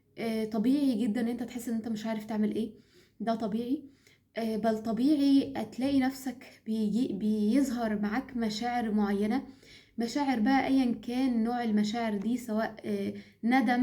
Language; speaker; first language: Arabic; native; Arabic